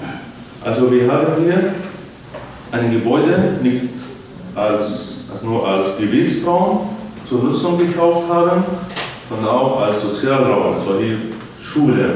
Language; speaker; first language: German; non-native, fluent; Arabic